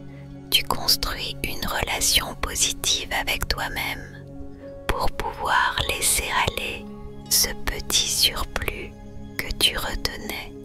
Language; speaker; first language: French; native; French